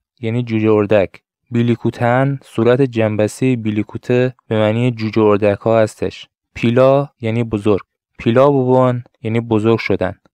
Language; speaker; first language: Persian; non-native, local second language; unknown